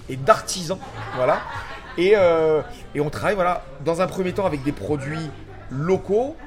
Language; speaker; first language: French; native; French